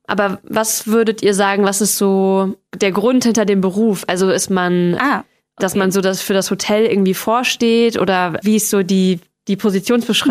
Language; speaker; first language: German; native; German